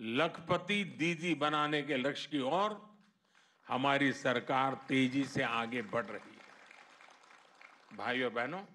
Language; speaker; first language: Hindi; non-native, local second language; Gujarati